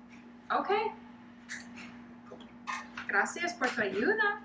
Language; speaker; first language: Spanish; non-native, learner; English